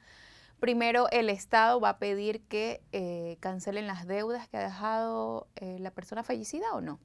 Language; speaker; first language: Spanish; native; Spanish